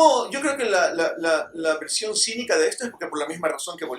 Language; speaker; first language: Spanish; native; Spanish